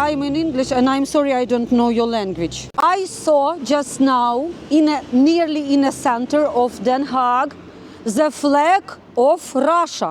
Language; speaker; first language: English; non-native, learner; Ukrainian